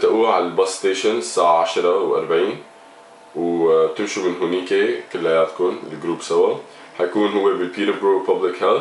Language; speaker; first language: Arabic; native; Arabic